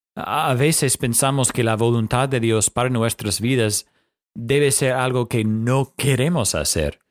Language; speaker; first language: Spanish; non-native, fluent; English